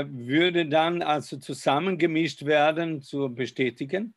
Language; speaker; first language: German; non-native, fluent; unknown